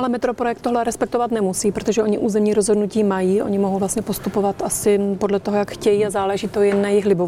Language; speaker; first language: Czech; native; Czech